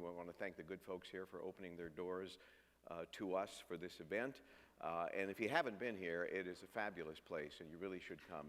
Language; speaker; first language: English; native; English